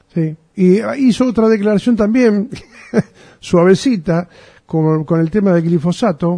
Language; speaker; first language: Spanish; native; Spanish